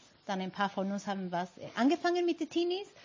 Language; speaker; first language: German; non-native, fluent; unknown